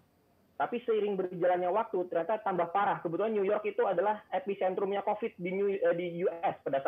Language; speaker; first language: Indonesian; native; Indonesian